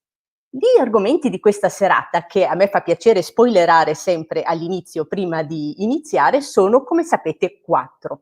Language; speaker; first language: Italian; native; Italian